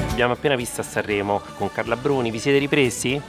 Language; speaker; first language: Italian; native; Italian